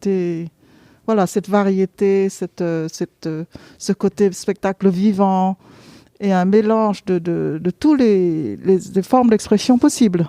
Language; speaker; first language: French; non-native, fluent; Vietnamese